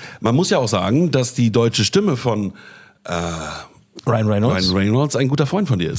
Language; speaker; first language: German; native; German